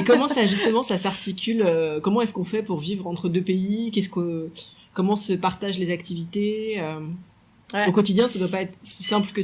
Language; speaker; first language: French; native; French